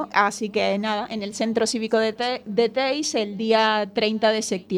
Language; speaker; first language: Spanish; native; Spanish